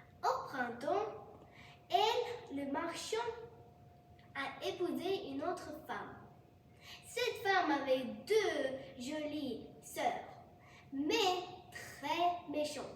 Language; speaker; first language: French; non-native, learner; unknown